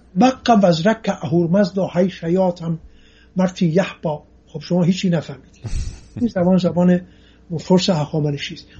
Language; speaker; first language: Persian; non-native, local second language; Assyrian Neo-Aramaic